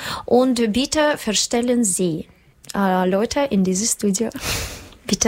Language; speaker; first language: German; non-native, learner; Russian